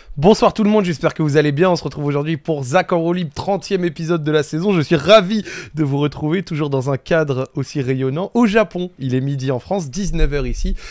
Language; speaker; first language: French; native; French